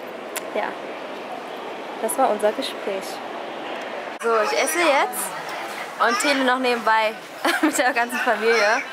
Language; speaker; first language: German; early bilingual, other home language; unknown